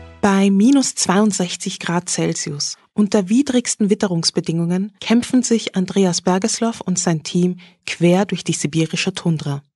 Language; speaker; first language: German; native; German